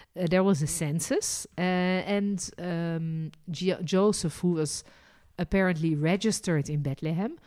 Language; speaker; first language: English; non-native, fluent; Dutch